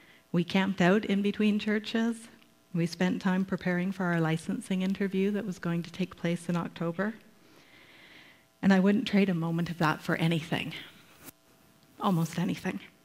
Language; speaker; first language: English; native; English